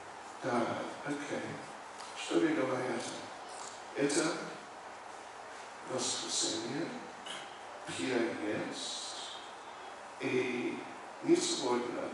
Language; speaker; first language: Russian; non-native, learner; English